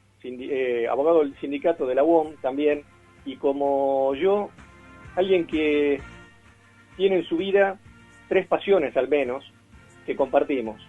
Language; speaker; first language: Spanish; native; Spanish